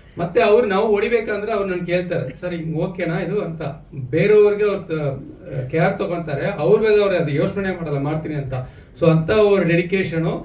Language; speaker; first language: Kannada; native; Kannada